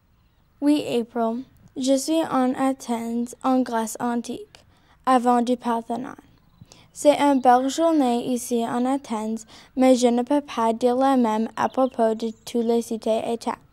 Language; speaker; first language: French; non-native, learner; English